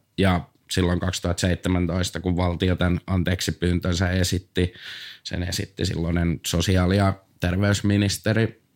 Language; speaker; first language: Finnish; native; Finnish